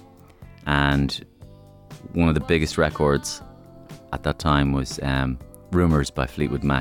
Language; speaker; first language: English; native; English